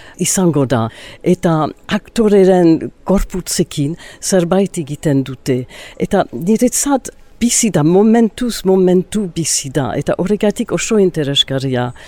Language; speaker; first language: Basque; early bilingual, other home language; English